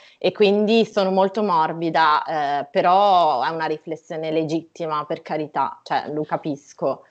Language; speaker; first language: Italian; native; Italian